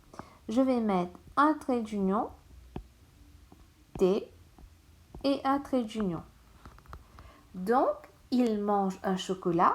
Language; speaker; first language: French; non-native, local second language; Morisyen